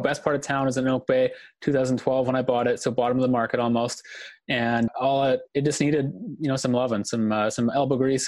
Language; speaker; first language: English; native; English